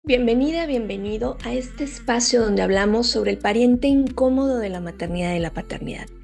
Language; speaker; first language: Spanish; native; Spanish